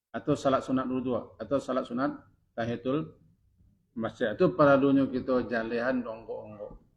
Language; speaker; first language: Malay; non-native, local second language; Minangkabau